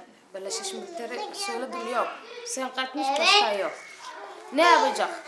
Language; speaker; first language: Turkish; non-native, learner; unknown